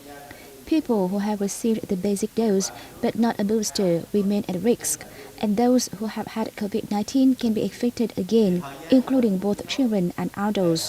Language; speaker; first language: English; non-native, fluent; Vietnamese